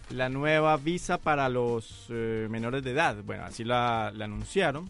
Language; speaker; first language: Spanish; native; Spanish